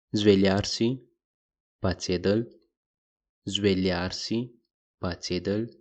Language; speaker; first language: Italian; non-native, fluent; Pashto